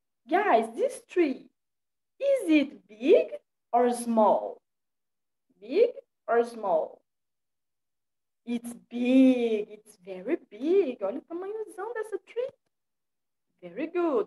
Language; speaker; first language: English; non-native, fluent; Portuguese